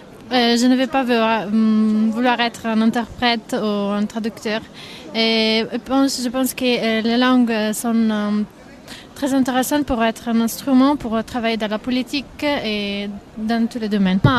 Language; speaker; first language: French; non-native, fluent; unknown